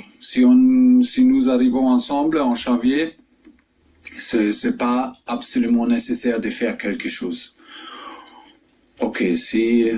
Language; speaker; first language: French; non-native, fluent; German